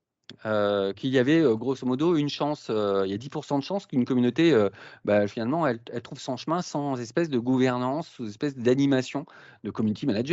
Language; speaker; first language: French; native; French